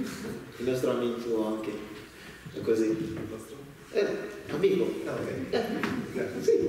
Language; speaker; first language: Italian; non-native, learner; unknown